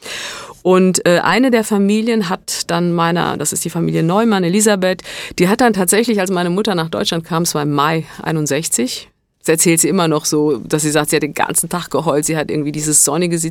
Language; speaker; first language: German; early bilingual, other home language; Italian